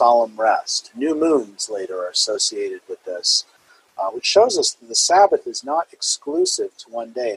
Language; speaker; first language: English; native; English